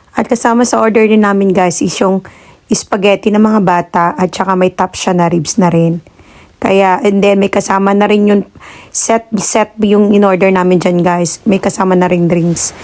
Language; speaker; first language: Filipino; native; Filipino